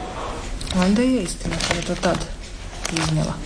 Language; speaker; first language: Serbian; native; Serbian